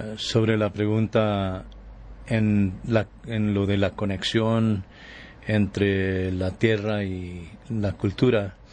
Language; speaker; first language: Spanish; early bilingual, heritage; Spanish